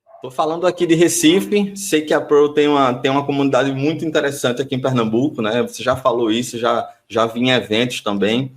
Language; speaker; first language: Portuguese; native; Portuguese